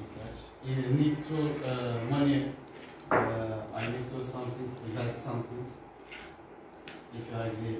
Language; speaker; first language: English; non-native, learner; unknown